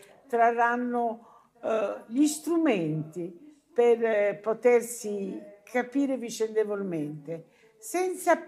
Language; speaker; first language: Italian; native; Italian